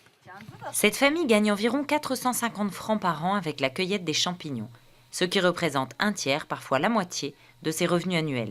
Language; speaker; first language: French; native; French